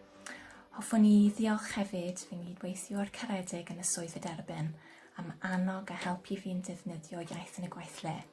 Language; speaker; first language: Welsh; non-native, fluent; English